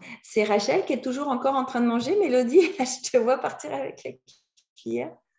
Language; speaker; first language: French; native; French